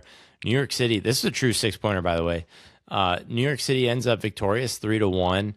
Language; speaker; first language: English; native; English